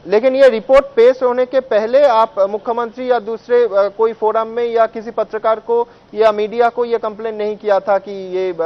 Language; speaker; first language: Hindi; non-native, local second language; Bangla